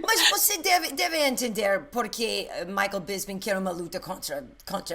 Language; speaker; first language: Portuguese; non-native, learner; English